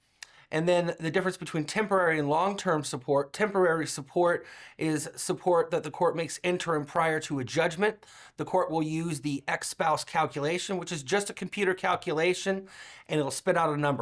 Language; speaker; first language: English; native; English